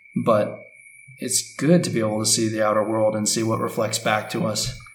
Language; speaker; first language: English; native; English